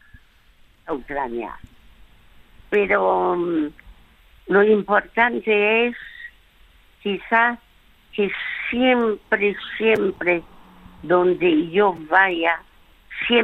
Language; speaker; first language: Spanish; early bilingual, other home language; French